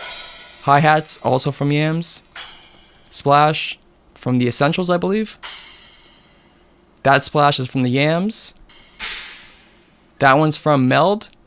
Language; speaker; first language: English; native; English